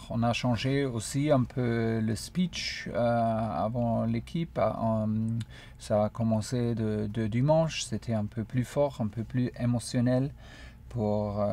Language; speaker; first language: French; non-native, fluent; German